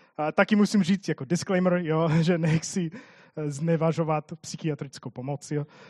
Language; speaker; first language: Czech; non-native, fluent; English